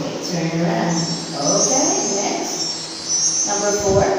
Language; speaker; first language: English; non-native, fluent; Vietnamese